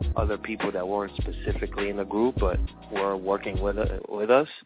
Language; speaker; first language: English; early bilingual, other home language; French